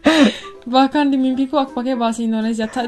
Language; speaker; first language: Indonesian; non-native, fluent; Turkish